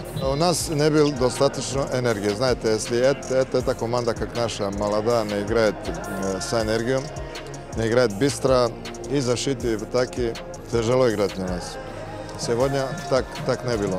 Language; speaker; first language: Russian; non-native, fluent; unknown